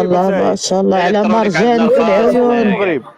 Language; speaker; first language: Arabic; native; Arabic